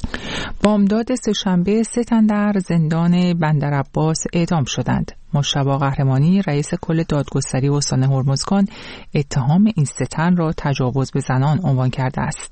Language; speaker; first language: Persian; native; Persian